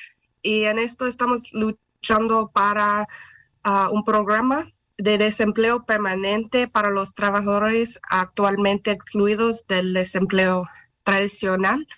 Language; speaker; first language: Spanish; non-native, fluent; English